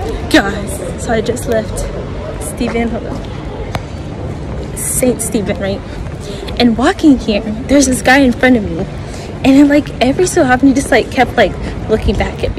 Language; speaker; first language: English; native; English